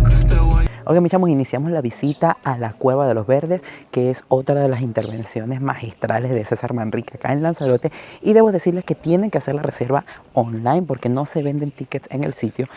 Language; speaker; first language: Spanish; native; Spanish